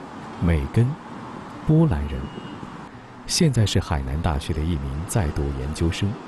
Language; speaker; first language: Chinese; native; Chinese